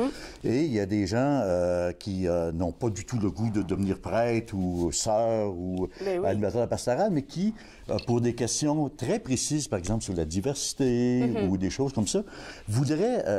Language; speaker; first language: French; native; French